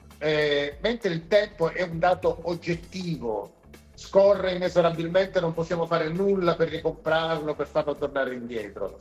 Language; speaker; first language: Italian; native; Italian